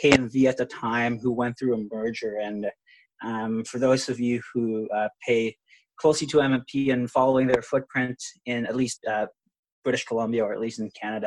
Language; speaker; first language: English; non-native, local second language; Filipino